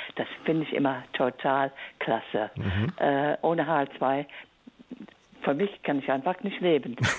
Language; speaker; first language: German; non-native, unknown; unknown